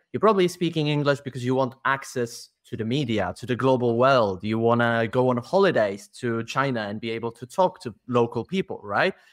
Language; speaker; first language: English; non-native, fluent; Polish